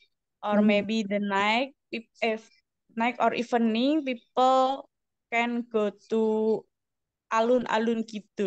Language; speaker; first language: English; non-native, learner; Indonesian